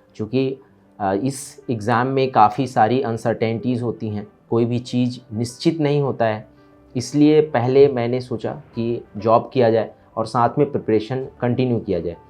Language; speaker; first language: Hindi; native; Hindi